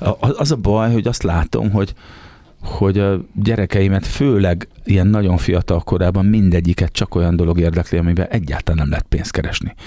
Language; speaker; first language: Hungarian; native; Hungarian